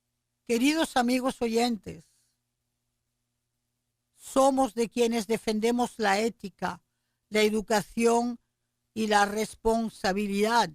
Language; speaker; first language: Spanish; native; Spanish